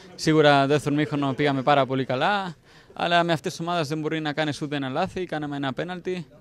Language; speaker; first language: Greek; non-native, learner; Spanish